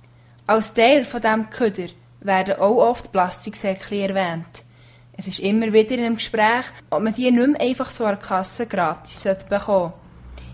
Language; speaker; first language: German; native; German